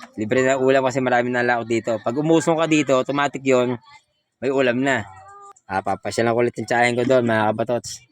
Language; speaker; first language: Filipino; native; Filipino